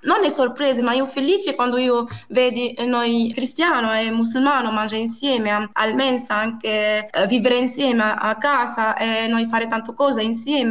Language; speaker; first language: Italian; non-native, learner; Arabic